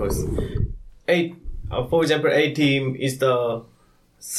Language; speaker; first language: English; non-native, learner; Korean